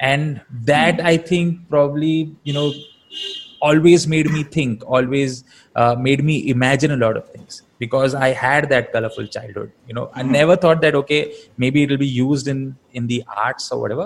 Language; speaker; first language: English; non-native, local second language; Malayalam